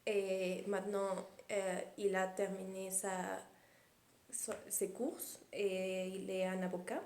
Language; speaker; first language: French; early bilingual, heritage; Spanish